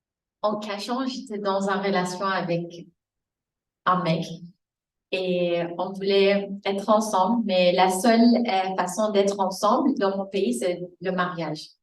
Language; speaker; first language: French; non-native, fluent; Arabic